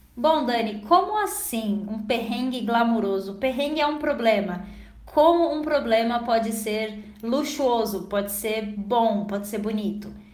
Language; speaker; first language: Portuguese; native; Portuguese